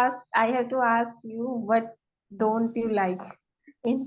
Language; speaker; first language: English; non-native, learner; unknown